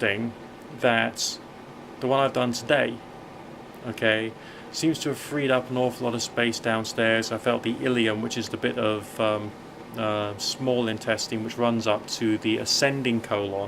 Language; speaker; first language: English; native; English